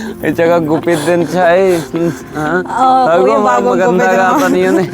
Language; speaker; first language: Filipino; non-native, learner; Punjabi